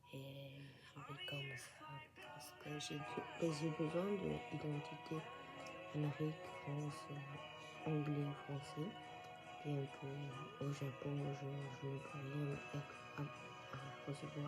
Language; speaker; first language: French; non-native, fluent; Japanese